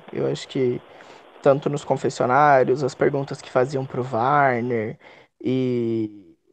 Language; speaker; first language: Portuguese; native; Portuguese